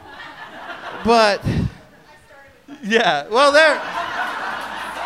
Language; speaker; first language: English; native; English